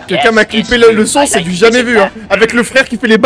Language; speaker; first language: French; native; French